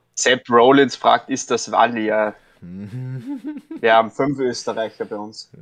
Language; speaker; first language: German; native; German